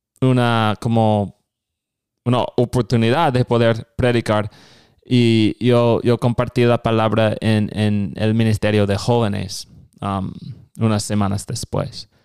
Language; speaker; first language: Spanish; non-native, fluent; English